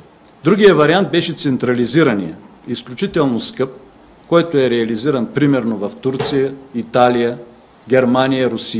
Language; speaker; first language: Bulgarian; native; Bulgarian